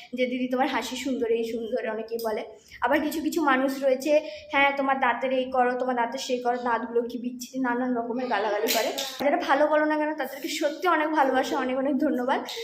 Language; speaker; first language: Bangla; non-native, local second language; Santali